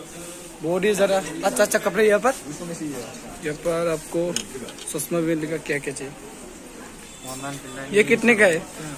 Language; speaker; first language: Hindi; non-native, local second language; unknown